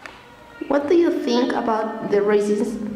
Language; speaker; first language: English; non-native, learner; Spanish